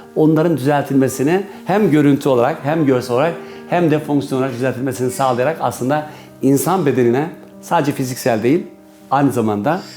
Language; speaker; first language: Turkish; native; Turkish